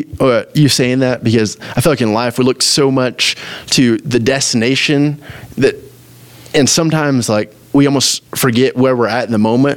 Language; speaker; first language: English; native; English